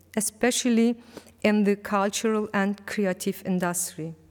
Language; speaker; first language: English; non-native, learner; Turkish